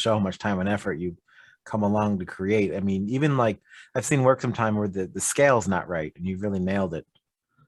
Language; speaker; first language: English; native; English